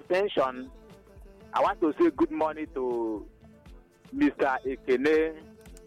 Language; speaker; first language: English; non-native, local second language; Igbo